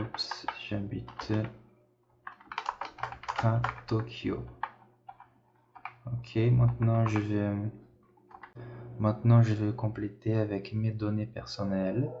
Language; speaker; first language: French; non-native, fluent; Portuguese